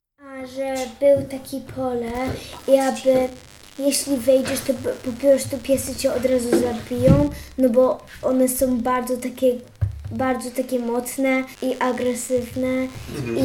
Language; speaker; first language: Polish; early bilingual, heritage; Polish